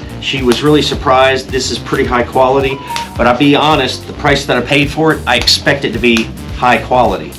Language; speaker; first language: English; native; English